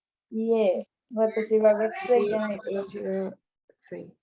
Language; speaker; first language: Japanese; non-native, learner; Spanish